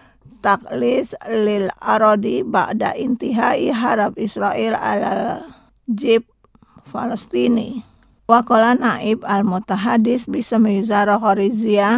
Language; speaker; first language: Arabic; non-native, learner; Indonesian